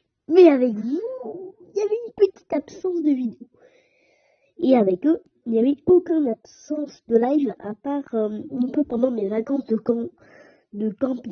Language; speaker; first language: French; native; French